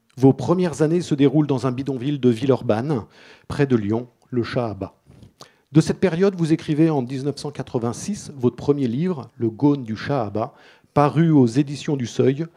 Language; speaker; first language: French; native; French